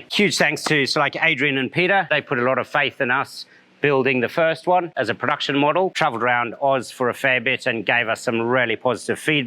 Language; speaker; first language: English; native; English